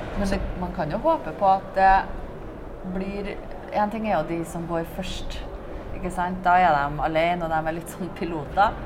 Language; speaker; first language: Norwegian; native; Norwegian